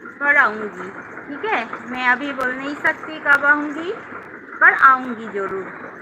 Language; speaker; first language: Hindi; non-native, local second language; Bangla